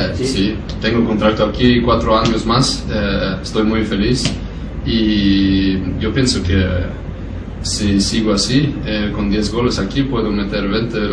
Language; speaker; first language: Spanish; non-native, fluent; Norwegian